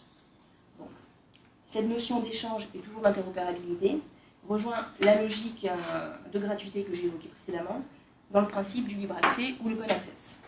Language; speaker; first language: French; native; French